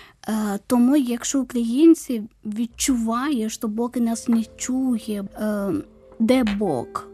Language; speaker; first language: Ukrainian; non-native, learner; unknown